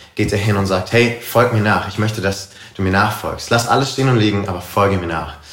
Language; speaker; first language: German; native; German